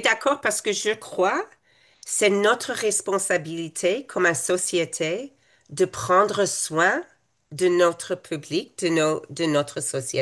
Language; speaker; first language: French; non-native, fluent; English